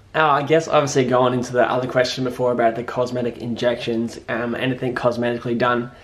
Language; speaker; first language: English; native; English